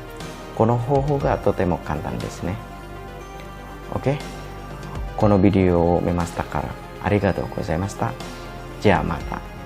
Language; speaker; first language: Japanese; non-native, learner; Indonesian